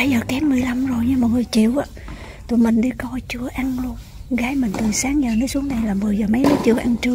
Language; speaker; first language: Vietnamese; native; Vietnamese